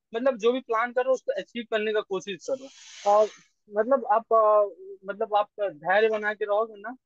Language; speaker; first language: Hindi; native; Hindi